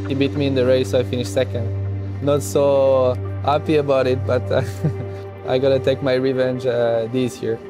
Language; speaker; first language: English; non-native, fluent; French